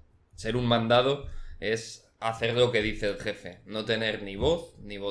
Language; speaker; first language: Spanish; native; Spanish